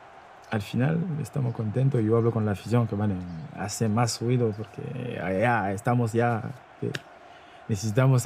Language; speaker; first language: Spanish; non-native, learner; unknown